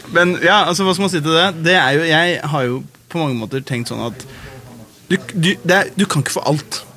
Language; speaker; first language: Norwegian; native; Norwegian